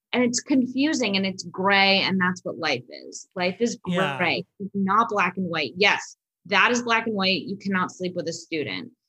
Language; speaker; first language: English; native; English